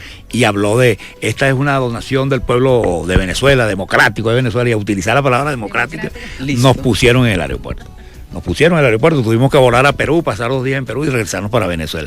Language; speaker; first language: Spanish; native; Spanish